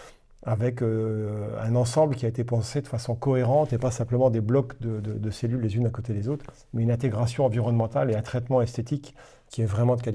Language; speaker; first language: French; native; French